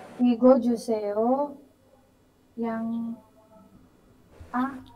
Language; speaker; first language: Korean; non-native, learner; Indonesian